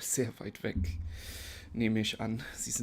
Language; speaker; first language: German; non-native, fluent; English